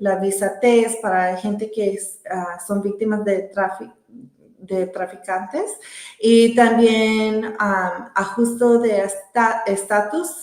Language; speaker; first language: Spanish; early bilingual, heritage; Spanish